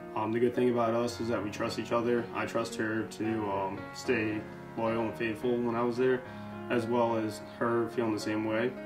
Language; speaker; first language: English; native; English